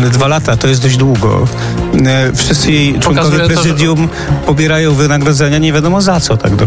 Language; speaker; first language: Polish; native; Polish